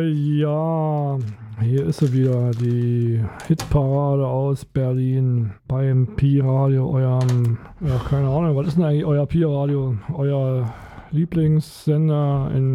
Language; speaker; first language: German; native; German